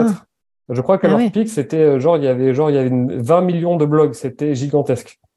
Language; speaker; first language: French; native; French